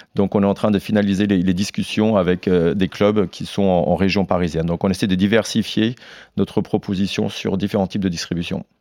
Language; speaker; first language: French; non-native, fluent; English